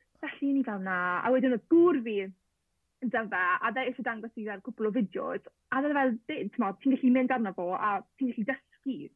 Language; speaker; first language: Welsh; native; Welsh